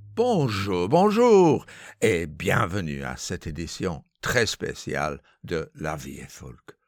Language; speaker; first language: French; non-native, fluent; English